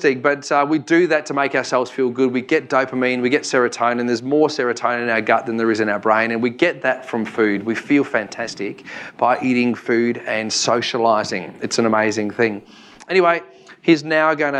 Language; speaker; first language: English; native; English